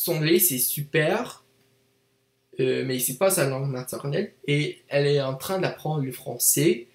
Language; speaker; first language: French; non-native, learner; English